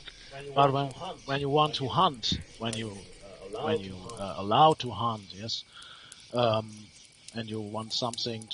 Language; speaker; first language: English; non-native, learner; German